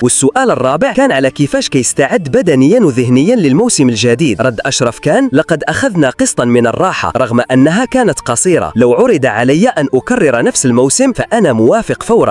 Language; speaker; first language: Arabic; native; Arabic